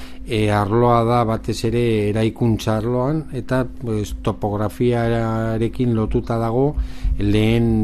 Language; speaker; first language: Basque; non-native, local second language; Spanish